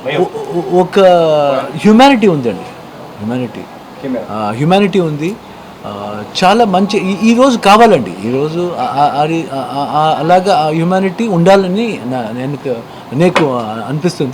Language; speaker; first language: Telugu; non-native, learner; Kannada